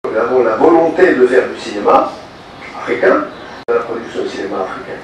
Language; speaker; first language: French; non-native, local second language; Wolof